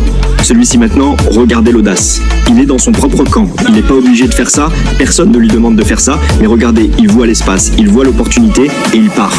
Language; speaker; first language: French; native; French